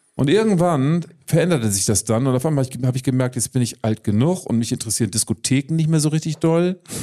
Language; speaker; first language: German; native; German